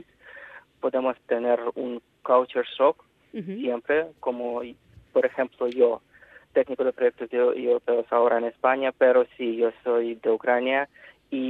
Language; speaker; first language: Spanish; non-native, fluent; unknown